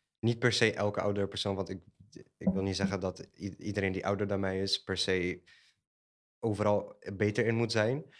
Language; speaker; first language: Dutch; early bilingual, other home language; Polish